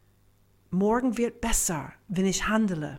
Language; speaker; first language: German; non-native, fluent; English